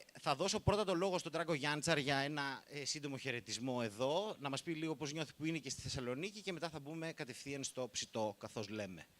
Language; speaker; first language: Greek; native; Greek